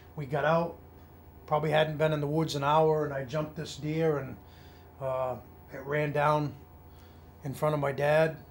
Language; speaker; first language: English; native; English